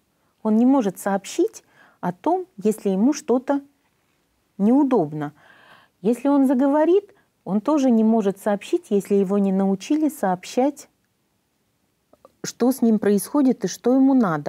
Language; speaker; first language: Russian; native; Russian